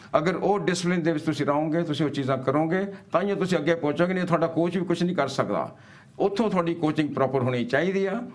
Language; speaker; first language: Punjabi; early bilingual, heritage; Punjabi